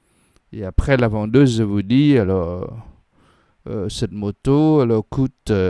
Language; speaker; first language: French; non-native, fluent; Khmer